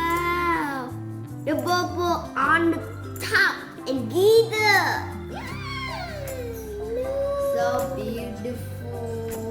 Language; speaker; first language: English; non-native, learner; Vietnamese